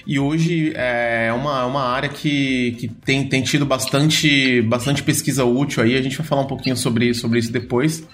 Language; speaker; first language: Portuguese; native; Portuguese